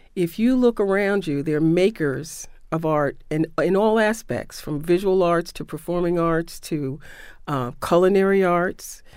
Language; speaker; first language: English; native; English